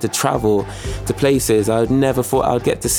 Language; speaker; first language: English; native; English